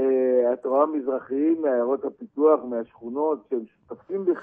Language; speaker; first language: Hebrew; native; Hebrew